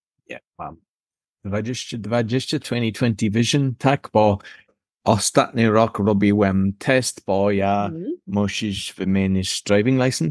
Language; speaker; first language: Polish; non-native, learner; English